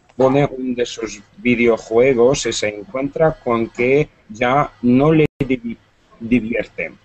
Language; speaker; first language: Spanish; non-native, learner; Russian